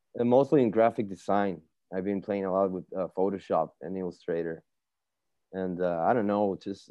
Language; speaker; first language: English; non-native, fluent; Spanish